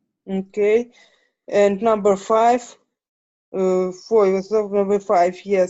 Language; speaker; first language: English; non-native, learner; Ukrainian